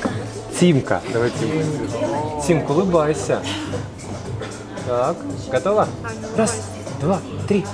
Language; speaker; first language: Russian; native; Russian